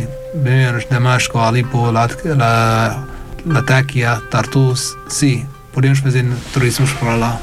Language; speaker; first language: Portuguese; non-native, learner; Arabic